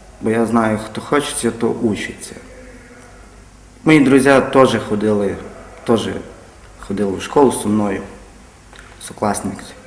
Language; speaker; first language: Ukrainian; non-native, local second language; Romany